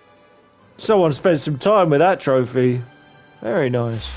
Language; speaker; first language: English; native; English